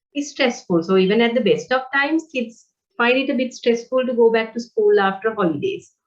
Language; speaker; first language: English; non-native, local second language; Sinhala